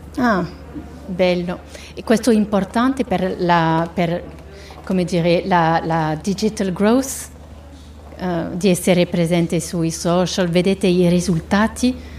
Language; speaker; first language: Italian; non-native, fluent; French